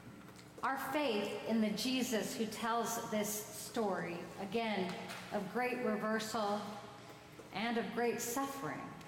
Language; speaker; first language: English; native; English